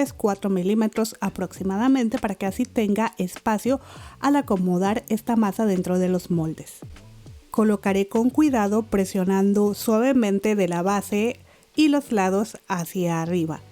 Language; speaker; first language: Spanish; native; Spanish